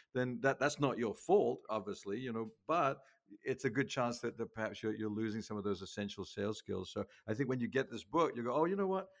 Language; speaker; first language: English; native; English